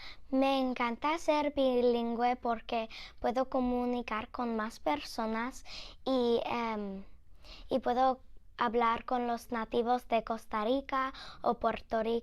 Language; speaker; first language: Spanish; early bilingual, other home language; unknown